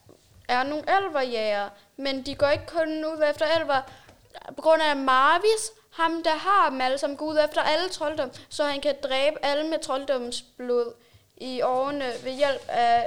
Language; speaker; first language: Danish; native; Danish